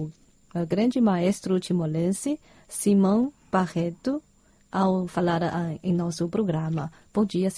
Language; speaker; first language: Portuguese; non-native, fluent; Chinese